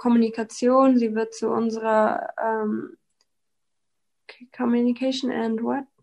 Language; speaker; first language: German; non-native, fluent; English